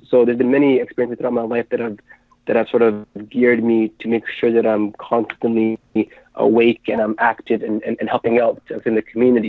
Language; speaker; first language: English; native; English